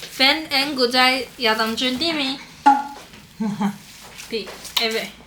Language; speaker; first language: Turkish; non-native, learner; Chinese